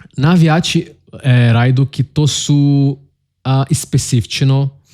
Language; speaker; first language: Bosnian; non-native, learner; Portuguese